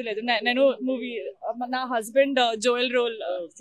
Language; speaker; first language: Telugu; non-native, learner; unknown